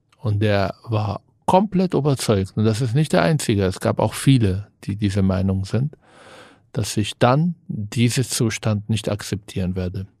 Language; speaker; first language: German; non-native, fluent; Arabic